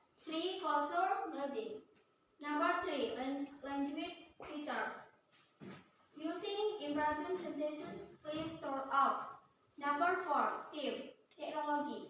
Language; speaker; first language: English; non-native, learner; Indonesian